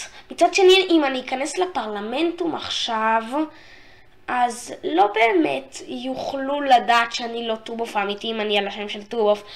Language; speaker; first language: Hebrew; native; Hebrew